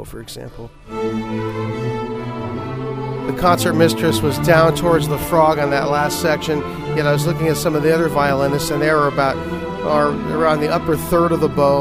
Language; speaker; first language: English; native; English